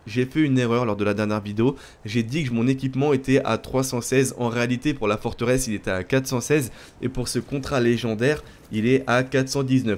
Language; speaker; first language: French; native; French